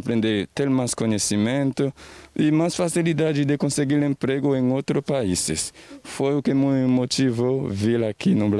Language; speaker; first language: Portuguese; non-native, fluent; Haitian Creole